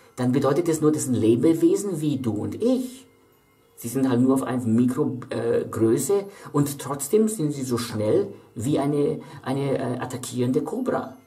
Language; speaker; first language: German; native; German